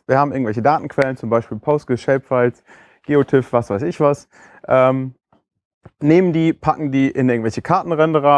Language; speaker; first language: German; native; German